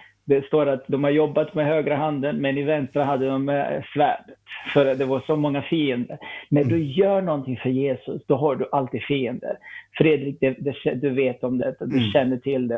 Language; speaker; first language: Swedish; non-native, fluent; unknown